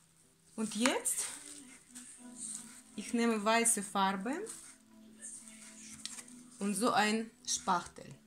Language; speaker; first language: German; non-native, learner; Russian